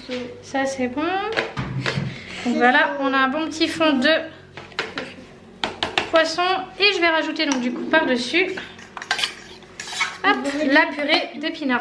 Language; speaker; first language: French; native; French